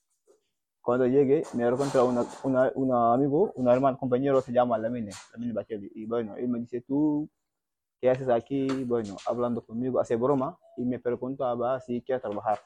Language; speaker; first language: Spanish; non-native, learner; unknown